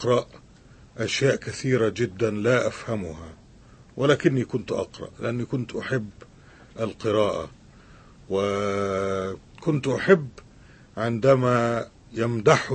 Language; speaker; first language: Arabic; native; Arabic